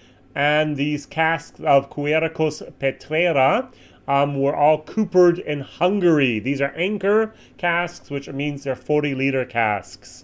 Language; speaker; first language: English; native; English